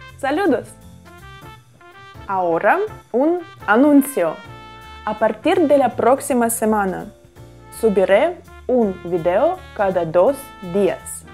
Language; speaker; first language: Spanish; non-native, fluent; Russian